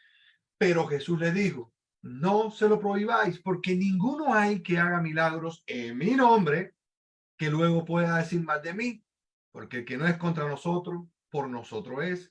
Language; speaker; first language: Spanish; native; Spanish